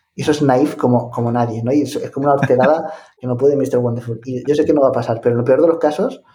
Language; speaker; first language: Spanish; native; Spanish